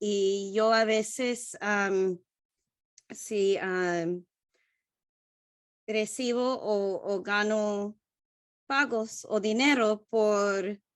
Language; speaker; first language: Spanish; non-native, learner; English